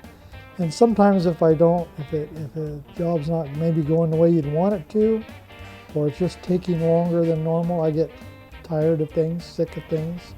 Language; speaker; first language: English; native; English